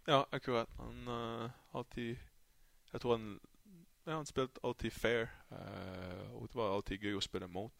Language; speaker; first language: Norwegian; non-native, fluent; French